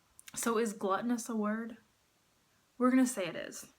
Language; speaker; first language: English; native; English